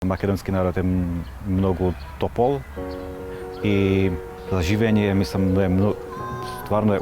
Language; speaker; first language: Macedonian; non-native, fluent; Czech